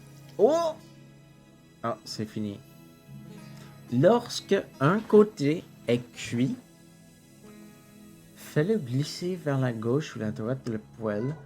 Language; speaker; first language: French; non-native, local second language; English